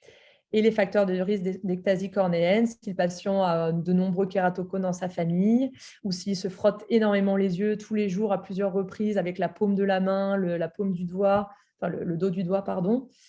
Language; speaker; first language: French; native; French